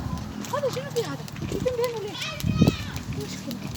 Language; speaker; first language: Arabic; non-native, learner; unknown